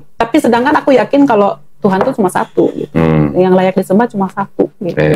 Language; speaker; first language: Indonesian; native; Indonesian